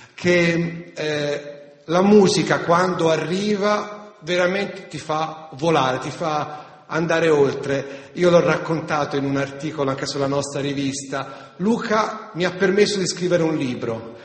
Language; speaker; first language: Italian; native; Italian